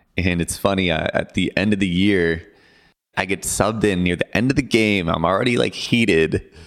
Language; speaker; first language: English; native; English